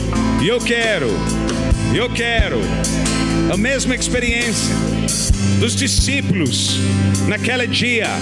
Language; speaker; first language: Portuguese; non-native, learner; English